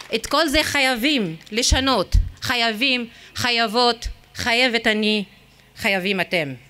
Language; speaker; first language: Hebrew; non-native, local second language; Arabic